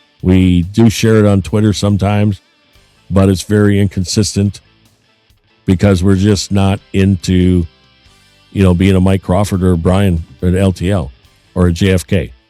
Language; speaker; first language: English; native; English